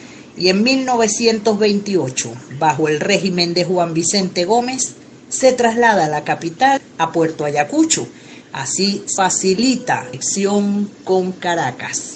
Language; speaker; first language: Spanish; native; Spanish